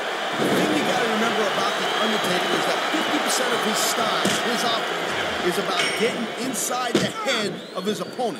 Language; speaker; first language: English; native; English